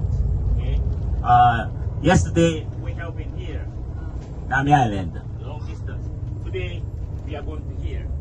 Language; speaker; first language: English; non-native, fluent; Korean